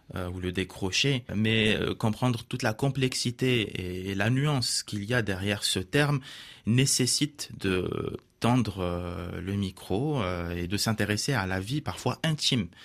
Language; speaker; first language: French; non-native, local second language; Arabic